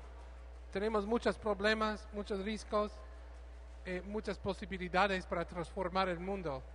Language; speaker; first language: Spanish; non-native, learner; English